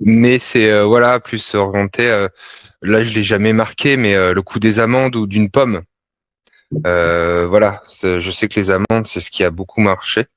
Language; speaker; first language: French; native; French